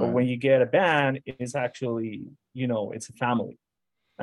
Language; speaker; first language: English; non-native, fluent; Spanish